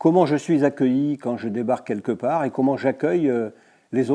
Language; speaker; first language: French; native; French